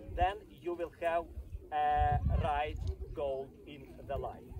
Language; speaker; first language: English; non-native, fluent; Ukrainian